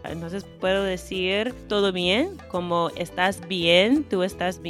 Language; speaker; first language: Spanish; non-native, fluent; English